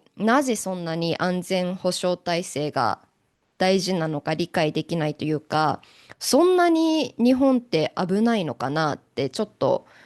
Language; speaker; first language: Japanese; native; Japanese